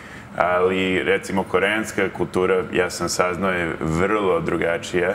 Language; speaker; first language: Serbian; early bilingual, heritage; Serbian